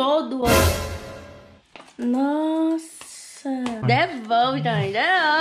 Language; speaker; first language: Portuguese; native; Portuguese